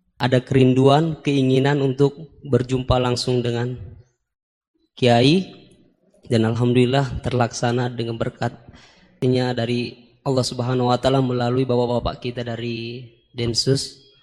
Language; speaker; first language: Indonesian; native; Indonesian